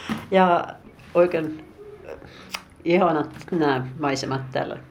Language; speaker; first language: Finnish; non-native, local second language; Swedish